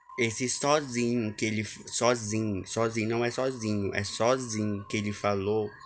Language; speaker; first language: Portuguese; native; Portuguese